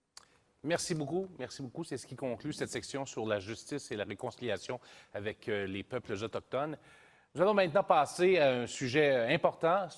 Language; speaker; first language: French; native; French